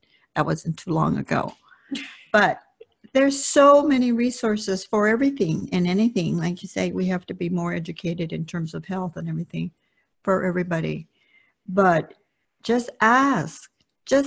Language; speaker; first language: English; early bilingual, other home language; Spanish